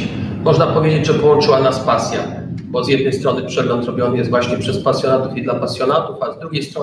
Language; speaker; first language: Polish; native; Polish